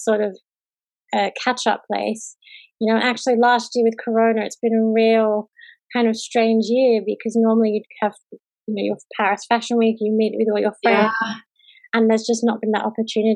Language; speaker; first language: English; native; English